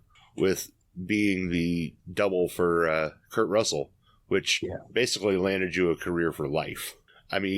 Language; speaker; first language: English; native; English